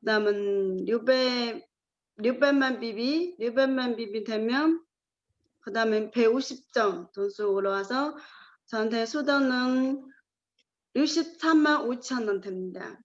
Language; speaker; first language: Korean; non-native, learner; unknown